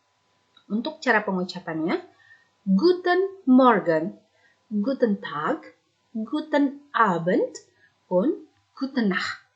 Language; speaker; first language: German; non-native, fluent; Indonesian